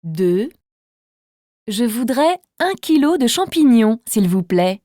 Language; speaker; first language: French; native; French